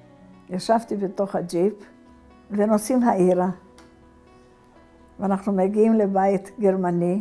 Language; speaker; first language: Hebrew; non-native, fluent; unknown